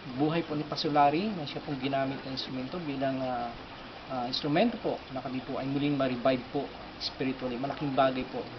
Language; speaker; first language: Filipino; native; Filipino